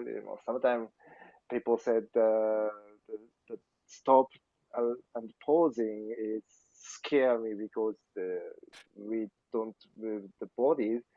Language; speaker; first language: English; non-native, learner; Japanese